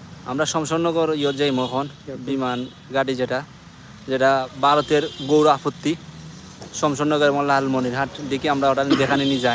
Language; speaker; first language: Bangla; native; Bangla